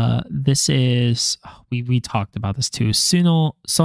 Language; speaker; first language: English; native; English